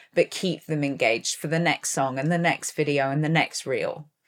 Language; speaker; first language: English; native; English